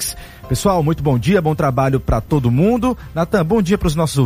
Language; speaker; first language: Portuguese; native; Portuguese